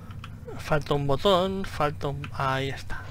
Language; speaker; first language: Spanish; native; Spanish